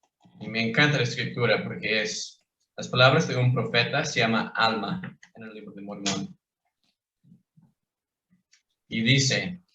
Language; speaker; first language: Spanish; non-native, fluent; English